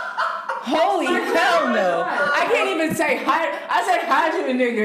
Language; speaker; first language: English; native; English